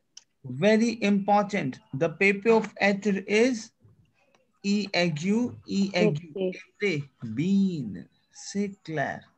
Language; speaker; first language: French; non-native, fluent; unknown